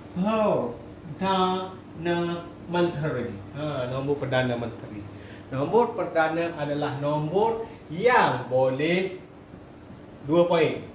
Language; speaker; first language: Malay; native; Malay